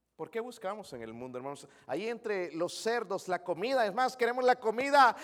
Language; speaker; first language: Spanish; native; Spanish